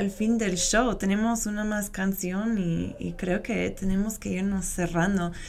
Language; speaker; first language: Spanish; non-native, fluent; English